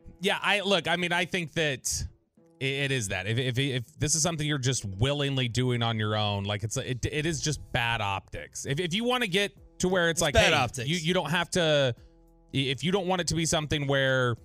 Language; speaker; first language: English; native; English